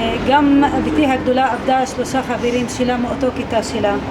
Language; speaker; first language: Hebrew; non-native, local second language; Arabic